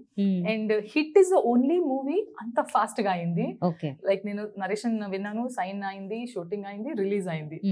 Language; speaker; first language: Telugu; non-native, learner; Kannada